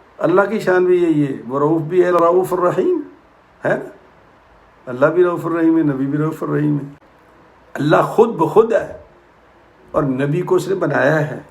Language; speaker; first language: Urdu; non-native, local second language; Punjabi